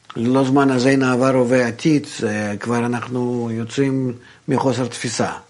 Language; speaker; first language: Hebrew; non-native, fluent; Russian